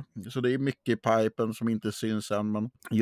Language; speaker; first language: Swedish; native; Swedish